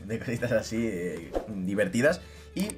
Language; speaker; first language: Spanish; native; Spanish